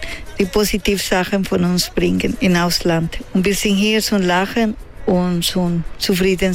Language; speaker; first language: German; non-native, learner; Spanish